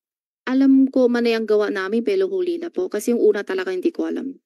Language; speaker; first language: Filipino; non-native, learner; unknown